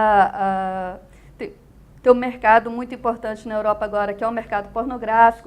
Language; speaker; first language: Portuguese; native; Portuguese